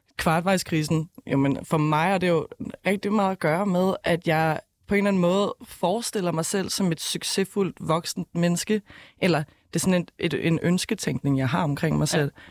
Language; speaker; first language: Danish; native; Danish